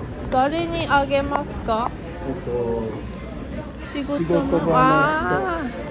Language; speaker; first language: Japanese; non-native, learner; Korean